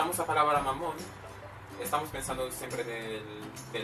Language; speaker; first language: Spanish; non-native, fluent; Filipino